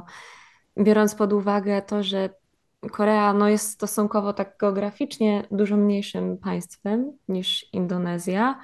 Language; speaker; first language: Polish; native; Polish